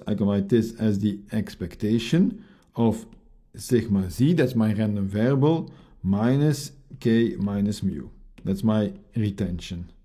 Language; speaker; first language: English; non-native, fluent; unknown